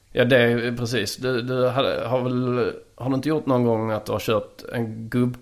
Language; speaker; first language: Swedish; native; Swedish